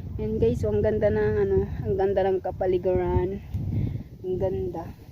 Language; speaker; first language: Filipino; non-native, local second language; Iloko